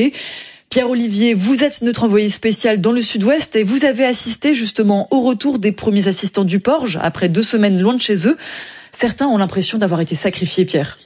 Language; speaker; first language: French; native; French